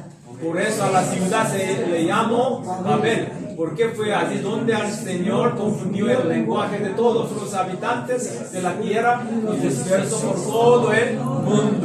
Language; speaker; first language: Spanish; non-native, learner; Korean